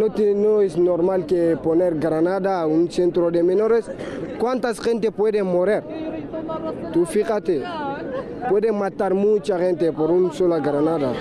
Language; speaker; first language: Spanish; non-native, learner; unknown